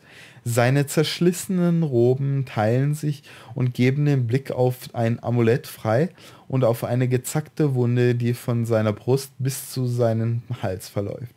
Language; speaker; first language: German; native; German